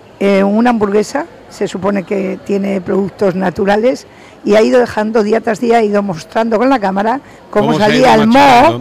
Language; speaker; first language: Spanish; native; Spanish